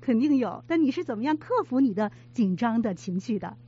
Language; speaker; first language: Chinese; native; Chinese